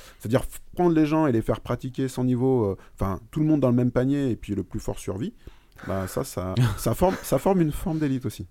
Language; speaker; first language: French; native; French